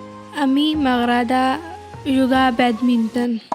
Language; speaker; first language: Catalan; non-native, learner; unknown